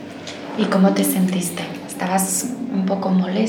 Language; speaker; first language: Spanish; native; Spanish